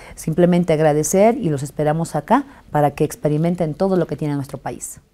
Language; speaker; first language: Spanish; native; Spanish